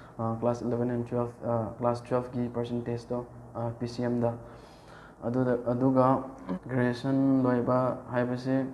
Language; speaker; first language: Manipuri; non-native, local second language; Rongmei Naga